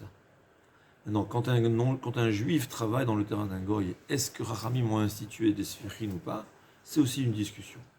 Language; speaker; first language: French; native; French